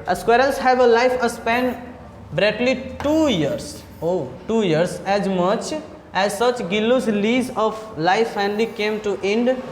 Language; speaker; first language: English; non-native, local second language; Hindi